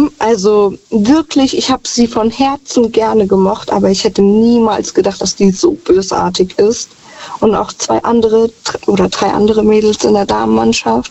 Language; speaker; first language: German; native; German